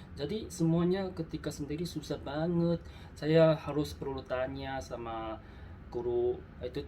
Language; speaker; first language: Indonesian; non-native, learner; Korean